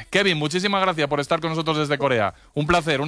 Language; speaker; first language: Spanish; native; Spanish